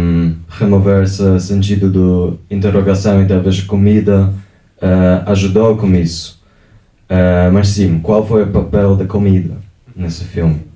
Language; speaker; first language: Portuguese; non-native, fluent; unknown